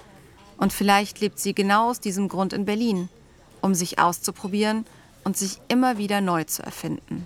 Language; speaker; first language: German; native; German